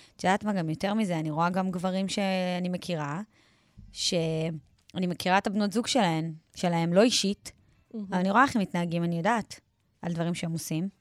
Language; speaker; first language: Hebrew; native; Hebrew